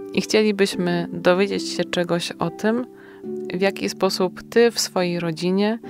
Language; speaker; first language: Polish; native; Polish